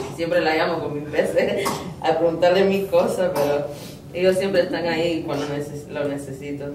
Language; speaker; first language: Spanish; early bilingual, heritage; Spanish